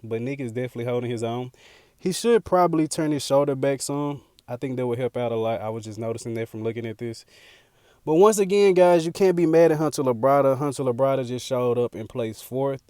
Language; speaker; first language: English; native; English